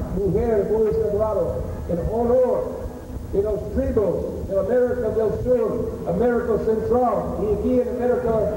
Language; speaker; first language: Spanish; non-native, learner; English